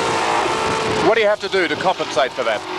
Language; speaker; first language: English; native; English